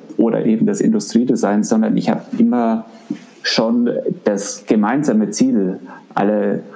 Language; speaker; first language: German; native; German